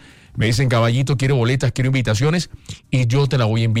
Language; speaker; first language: Spanish; native; Spanish